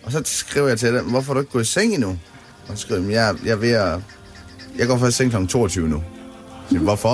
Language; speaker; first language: Danish; native; Danish